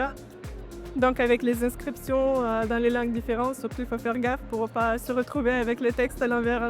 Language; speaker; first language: French; non-native, fluent; Romanian